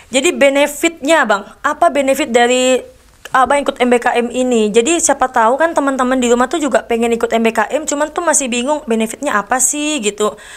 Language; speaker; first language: Indonesian; native; Indonesian